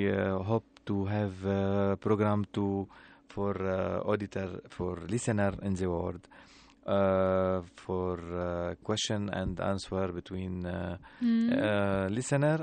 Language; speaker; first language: English; non-native, learner; Arabic